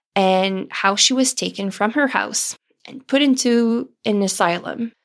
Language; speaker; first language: English; non-native, fluent; French